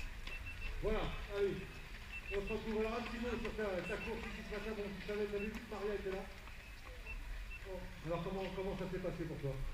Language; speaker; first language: French; native; French